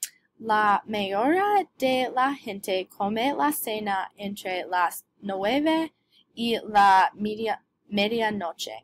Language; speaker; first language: Spanish; non-native, learner; English